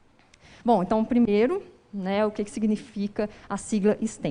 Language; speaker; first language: Portuguese; native; Portuguese